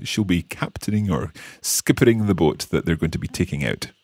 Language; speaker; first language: English; native; English